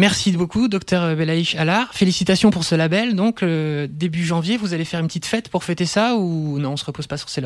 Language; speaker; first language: French; native; French